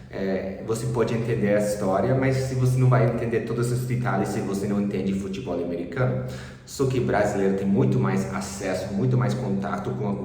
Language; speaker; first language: Portuguese; early bilingual, other home language; English